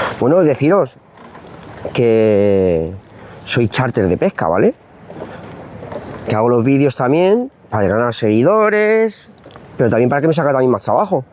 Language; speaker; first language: Spanish; native; Spanish